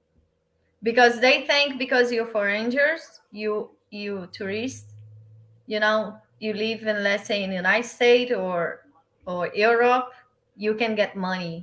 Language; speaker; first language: English; non-native, learner; Portuguese